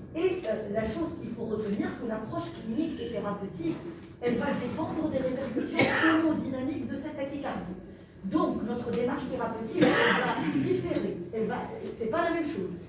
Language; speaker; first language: French; non-native, local second language; Arabic